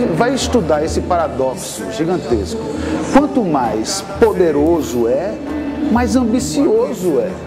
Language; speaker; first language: Portuguese; native; Portuguese